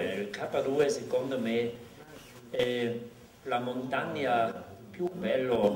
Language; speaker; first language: Italian; non-native, local second language; German